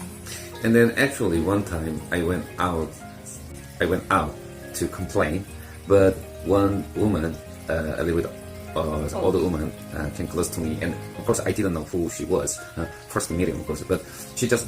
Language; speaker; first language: English; non-native, fluent; Korean